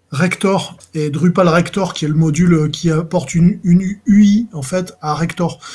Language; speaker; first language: French; native; French